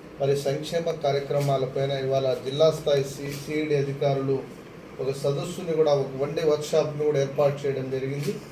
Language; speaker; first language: Telugu; non-native, local second language; Lambadi